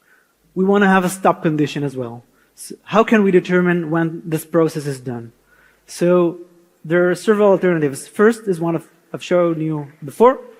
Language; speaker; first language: English; non-native, fluent; Hebrew